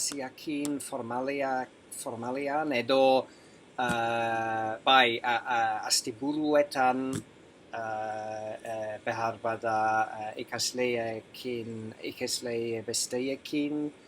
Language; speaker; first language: Basque; non-native, learner; English